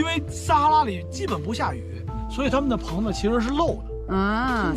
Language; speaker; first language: Chinese; native; Chinese